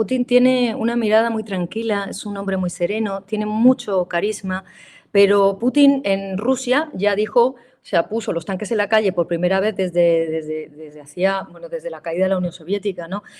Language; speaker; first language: Spanish; native; Spanish